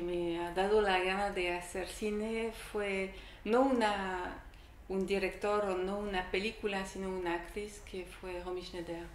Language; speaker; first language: Spanish; non-native, learner; French